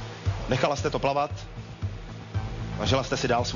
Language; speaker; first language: Czech; native; Czech